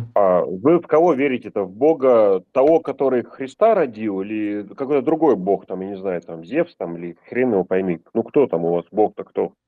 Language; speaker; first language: Russian; native; Russian